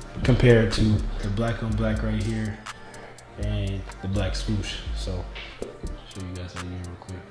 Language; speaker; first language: English; native; English